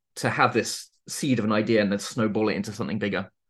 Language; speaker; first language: English; native; English